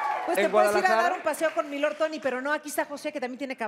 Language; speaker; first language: Spanish; native; Spanish